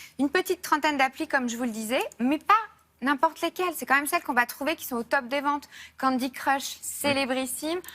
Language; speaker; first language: French; native; French